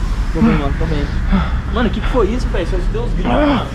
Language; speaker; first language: Portuguese; native; Portuguese